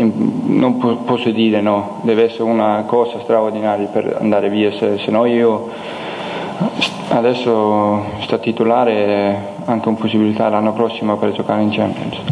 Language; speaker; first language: Italian; non-native, learner; Danish